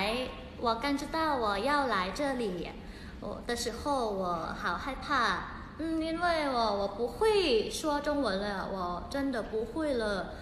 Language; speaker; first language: Chinese; non-native, learner; Thai